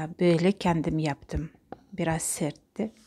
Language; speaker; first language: Turkish; non-native, fluent; Russian